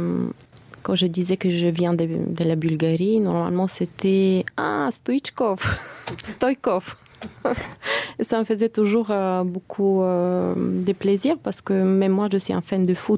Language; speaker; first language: French; non-native, fluent; Bulgarian